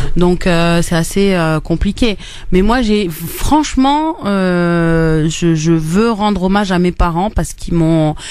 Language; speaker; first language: French; non-native, local second language; Arabic